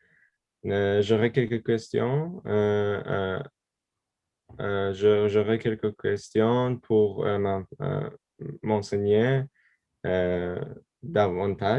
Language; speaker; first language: French; non-native, learner; Persian